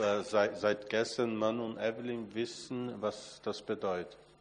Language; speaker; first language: German; non-native, fluent; Portuguese